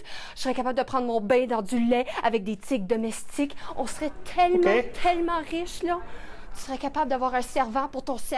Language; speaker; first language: French; native; French